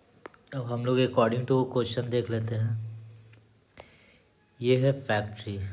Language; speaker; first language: Hindi; native; Hindi